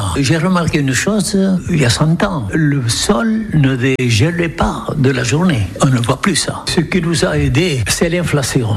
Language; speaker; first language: French; non-native, local second language; Occitan